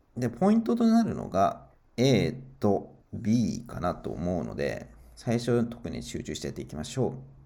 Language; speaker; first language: Japanese; native; Japanese